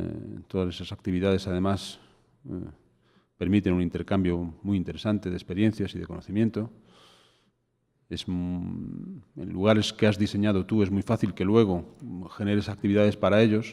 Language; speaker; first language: Spanish; native; Spanish